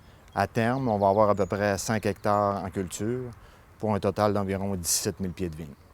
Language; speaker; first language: French; native; French